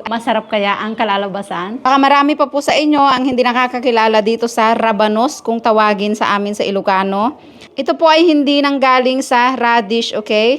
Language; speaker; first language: Filipino; non-native, local second language; Iloko